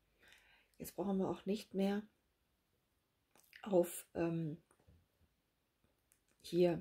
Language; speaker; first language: German; native; German